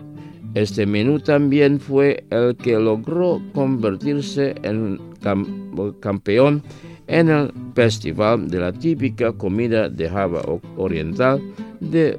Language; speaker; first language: Spanish; non-native, fluent; Indonesian